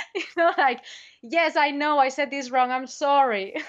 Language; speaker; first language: English; non-native, fluent; Spanish